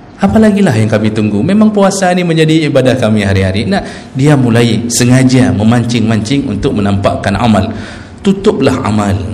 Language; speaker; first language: Malay; non-native, local second language; Achinese